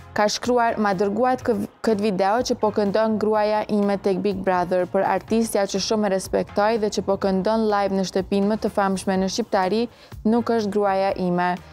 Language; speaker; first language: Albanian; native; Albanian